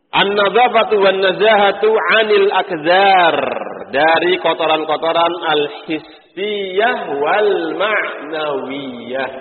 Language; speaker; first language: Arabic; non-native, fluent; Indonesian